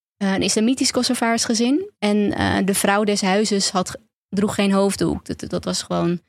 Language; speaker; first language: Dutch; early bilingual, other home language; Turkish